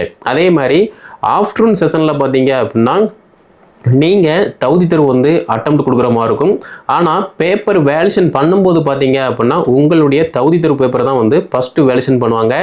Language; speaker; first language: Tamil; native; Tamil